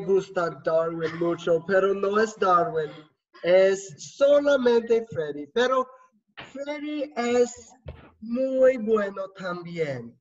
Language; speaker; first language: Spanish; non-native, learner; English